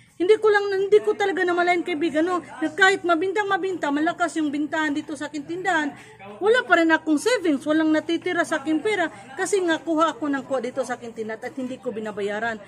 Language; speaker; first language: Filipino; non-native, local second language; Cebuano